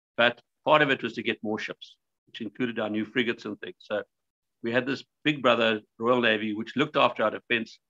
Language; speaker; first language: English; native; English